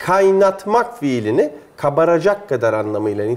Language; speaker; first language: Turkish; native; Turkish